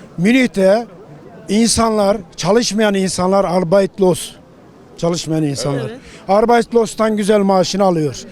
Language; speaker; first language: Turkish; native; Turkish